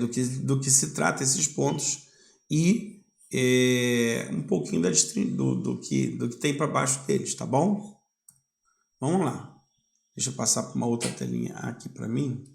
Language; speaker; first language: Portuguese; native; Portuguese